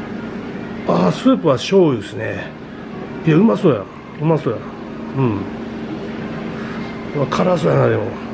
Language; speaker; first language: Japanese; native; Japanese